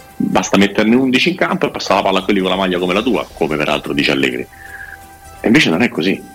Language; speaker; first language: Italian; native; Italian